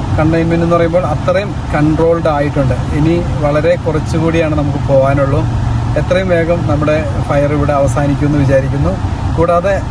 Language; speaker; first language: Malayalam; native; Malayalam